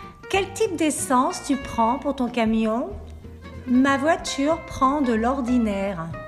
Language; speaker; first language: French; native; French